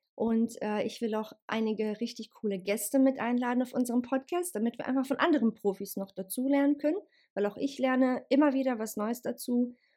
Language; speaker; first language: German; early bilingual, other home language; Bosnian